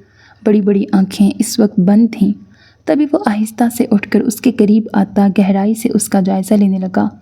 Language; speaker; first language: Urdu; native; Urdu